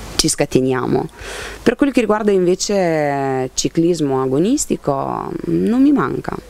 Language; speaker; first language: Italian; non-native, fluent; Lithuanian